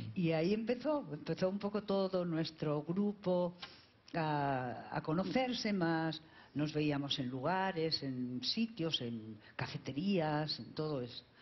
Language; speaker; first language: Spanish; native; Spanish